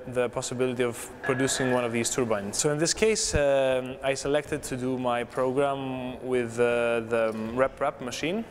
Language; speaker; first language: English; non-native, fluent; Greek